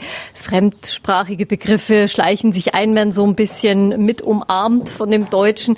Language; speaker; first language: German; native; German